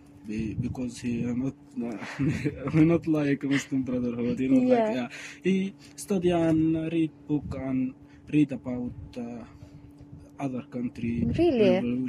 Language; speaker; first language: English; non-native, learner; Arabic